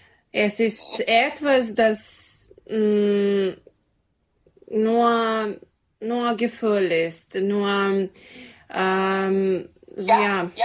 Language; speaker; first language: German; non-native, learner; Serbian